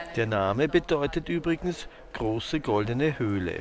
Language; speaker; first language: German; native; German